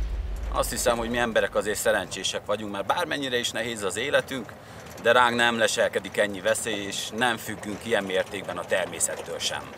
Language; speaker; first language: Hungarian; native; Hungarian